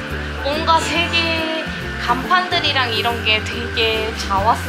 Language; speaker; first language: Korean; native; Korean